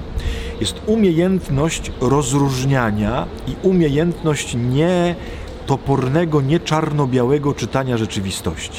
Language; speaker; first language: Polish; native; Polish